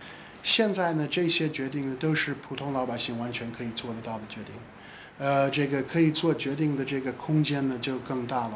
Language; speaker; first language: Chinese; non-native, fluent; English